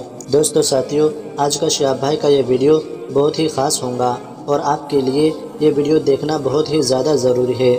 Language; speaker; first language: Hindi; native; Hindi